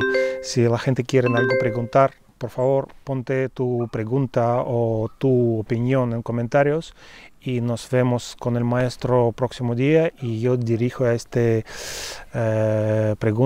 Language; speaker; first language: Spanish; non-native, fluent; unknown